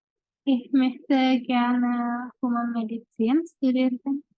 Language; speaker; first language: German; non-native, learner; Indonesian